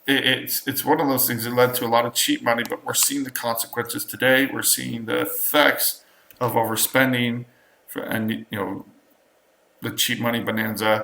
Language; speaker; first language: English; native; English